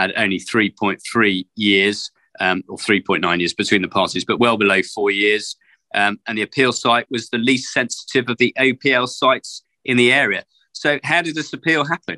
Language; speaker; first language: English; native; English